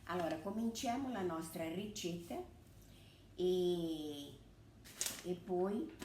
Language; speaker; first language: Italian; non-native, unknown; Portuguese